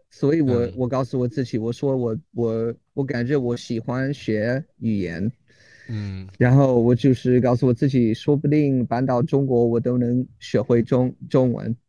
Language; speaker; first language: Chinese; non-native, learner; English